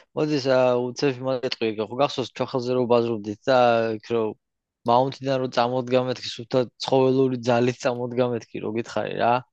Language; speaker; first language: Georgian; native; Georgian